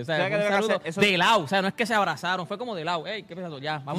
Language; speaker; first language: Spanish; native; Spanish